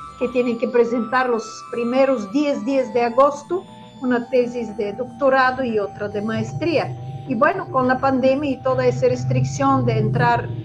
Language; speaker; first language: Spanish; non-native, fluent; Bulgarian